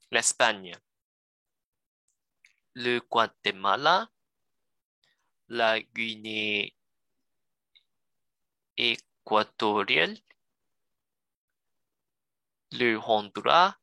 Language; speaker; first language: French; non-native, learner; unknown